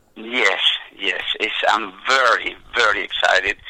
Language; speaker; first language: English; non-native, fluent; Spanish